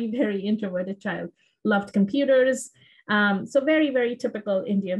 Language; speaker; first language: English; non-native, local second language; Bangla